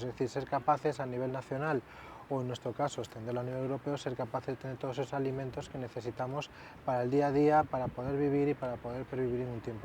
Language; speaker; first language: Spanish; native; Spanish